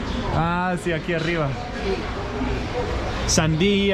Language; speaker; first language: Spanish; non-native, learner; Danish